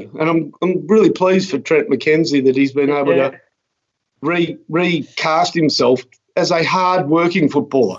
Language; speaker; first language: English; native; English